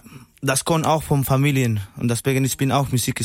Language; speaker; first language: German; non-native, learner; Spanish